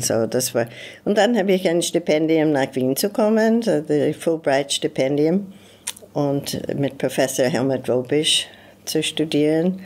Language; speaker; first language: German; non-native, fluent; English